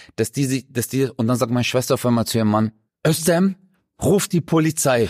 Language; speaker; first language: German; early bilingual, other home language; Turkish